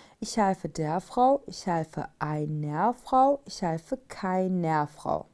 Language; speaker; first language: German; non-native, fluent; Turkish